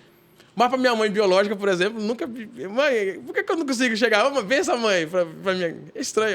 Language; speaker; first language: Portuguese; native; Portuguese